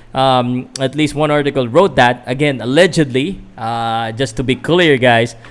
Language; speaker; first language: English; non-native, local second language; Filipino